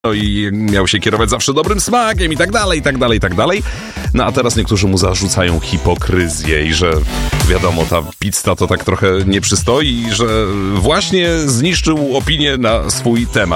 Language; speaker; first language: Polish; native; Polish